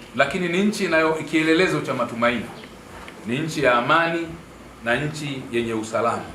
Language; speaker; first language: Swahili; native; Swahili